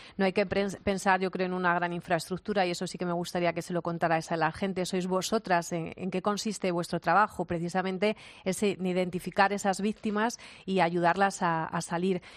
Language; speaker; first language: Spanish; native; Spanish